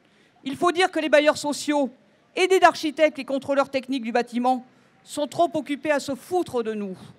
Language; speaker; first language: French; native; French